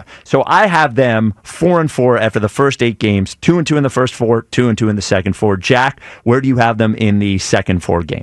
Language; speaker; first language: English; native; English